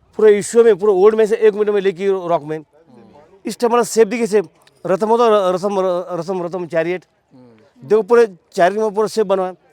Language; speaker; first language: Hindi; non-native, local second language; Marathi